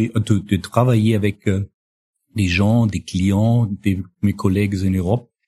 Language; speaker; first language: French; non-native, learner; German